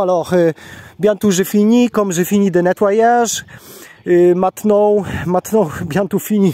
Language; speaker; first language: French; non-native, learner; Polish